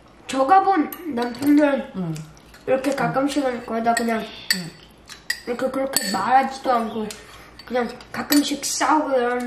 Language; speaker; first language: Korean; early bilingual, heritage; Korean